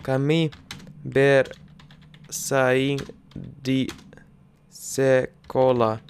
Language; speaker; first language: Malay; non-native, learner; Russian